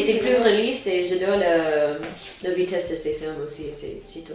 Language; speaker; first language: French; non-native, fluent; English